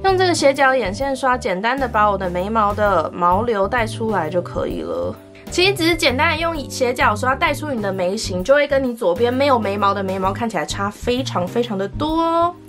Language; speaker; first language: Chinese; native; Chinese